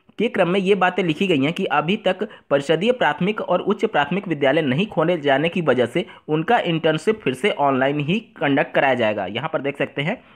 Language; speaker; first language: Hindi; native; Hindi